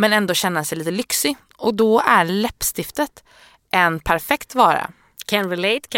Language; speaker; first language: Swedish; native; Swedish